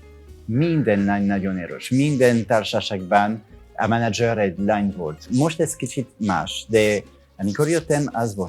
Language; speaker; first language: Hungarian; non-native, learner; French